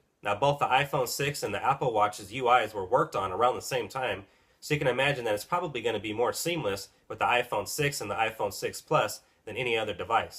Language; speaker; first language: English; native; English